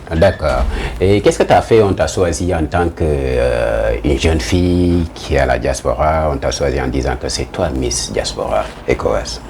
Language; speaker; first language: French; non-native, local second language; Wolof